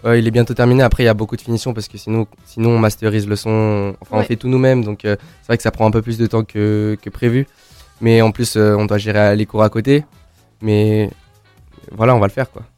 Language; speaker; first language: French; native; French